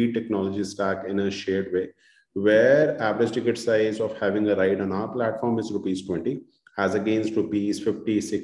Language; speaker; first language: English; non-native, local second language; Hindi